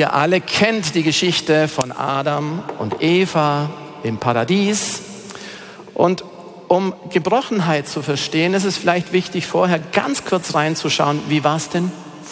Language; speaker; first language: German; native; German